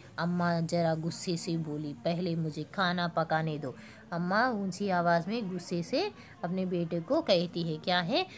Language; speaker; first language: Hindi; non-native, local second language; Telugu